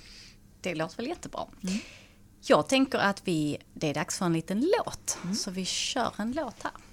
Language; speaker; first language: Swedish; native; Swedish